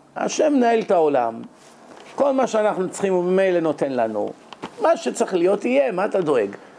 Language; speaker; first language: Hebrew; native; Hebrew